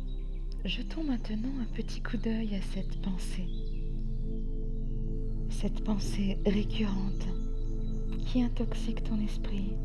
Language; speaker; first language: French; native; French